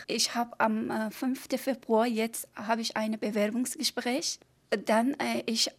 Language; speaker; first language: German; non-native, learner; Persian